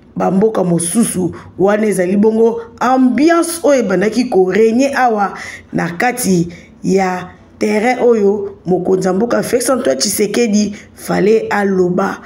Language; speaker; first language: Lingala; native; Lingala